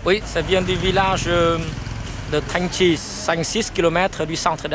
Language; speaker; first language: French; non-native, fluent; Vietnamese